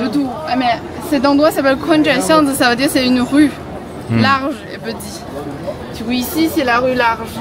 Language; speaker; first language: French; non-native, fluent; Chinese